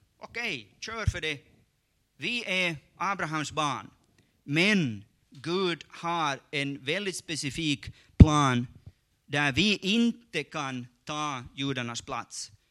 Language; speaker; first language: Swedish; native; Swedish